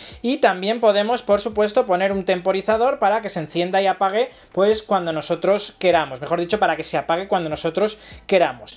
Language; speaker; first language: Spanish; native; Spanish